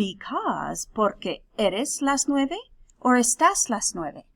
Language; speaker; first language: Spanish; non-native, fluent; English